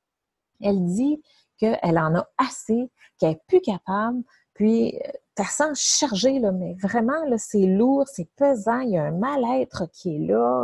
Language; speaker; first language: French; native; French